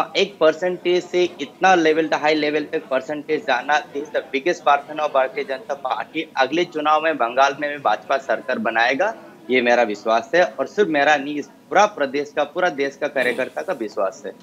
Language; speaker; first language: Hindi; non-native, local second language; Kok Borok